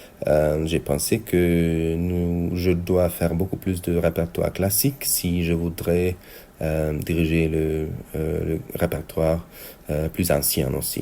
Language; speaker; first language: French; non-native, fluent; Hungarian